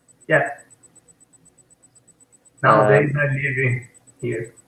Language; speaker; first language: English; non-native, learner; Portuguese